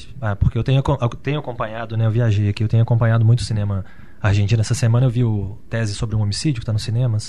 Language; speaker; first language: Portuguese; native; Portuguese